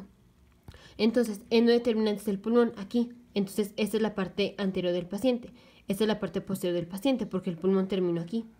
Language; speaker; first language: Spanish; native; Spanish